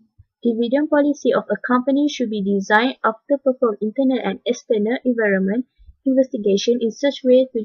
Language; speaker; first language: English; non-native, learner; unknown